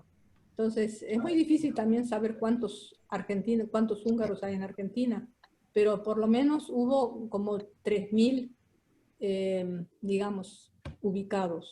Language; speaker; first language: Spanish; early bilingual, other home language; Hungarian